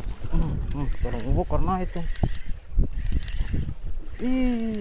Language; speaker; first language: Malay; native; Malay